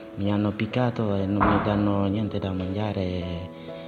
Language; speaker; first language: Italian; non-native, learner; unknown